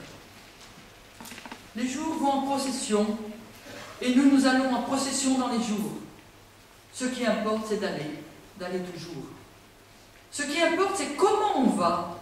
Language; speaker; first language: French; native; French